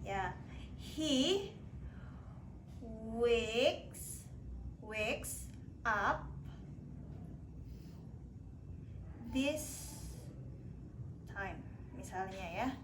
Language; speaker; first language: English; non-native, learner; Indonesian